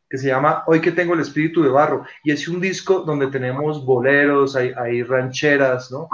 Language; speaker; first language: Spanish; native; Spanish